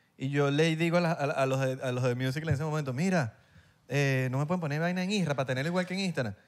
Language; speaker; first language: Spanish; native; Spanish